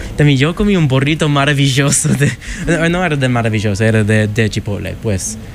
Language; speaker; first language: Spanish; non-native, learner; English